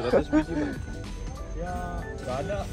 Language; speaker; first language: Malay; non-native, learner; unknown